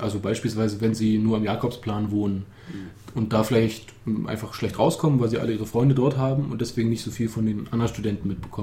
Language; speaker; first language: German; native; German